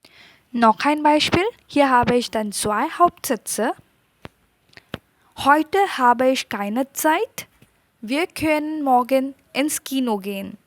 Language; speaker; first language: German; non-native, fluent; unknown